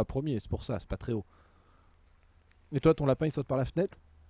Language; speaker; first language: French; native; French